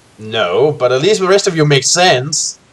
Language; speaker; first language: English; native; English